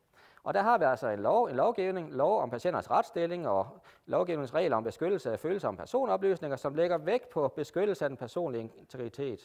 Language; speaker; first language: Danish; native; Danish